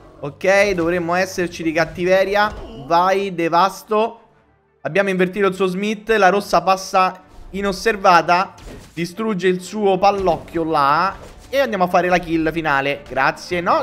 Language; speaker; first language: Italian; native; Italian